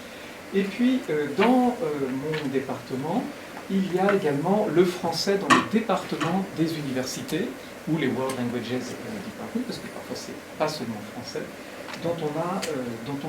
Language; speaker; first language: French; native; French